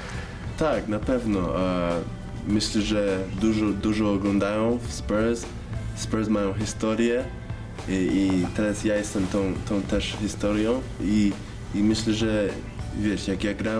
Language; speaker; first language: Polish; early bilingual, heritage; English